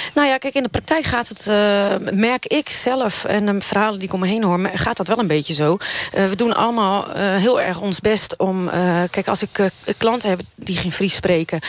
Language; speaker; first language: Dutch; non-native, local second language; Western Frisian